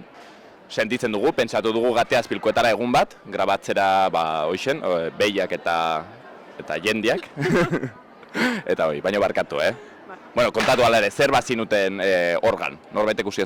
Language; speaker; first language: Basque; native; Basque